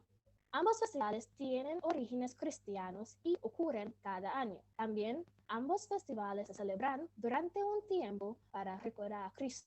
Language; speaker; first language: Spanish; non-native, learner; English